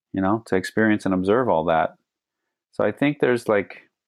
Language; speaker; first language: English; native; English